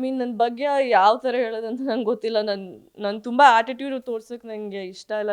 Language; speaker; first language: Kannada; early bilingual, heritage; Kannada